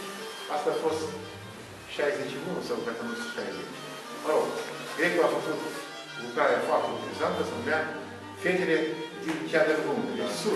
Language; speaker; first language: Romanian; non-native, local second language; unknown